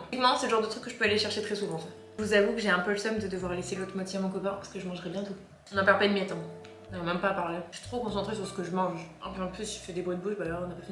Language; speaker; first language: French; native; French